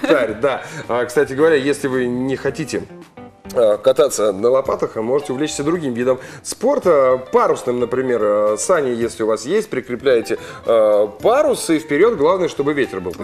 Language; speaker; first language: Russian; native; Russian